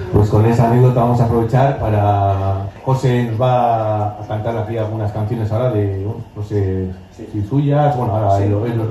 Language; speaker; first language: Spanish; native; Spanish